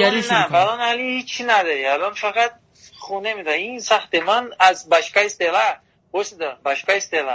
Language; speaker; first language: Persian; non-native, learner; Portuguese